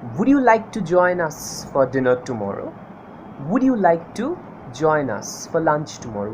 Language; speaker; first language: English; non-native, local second language; Bangla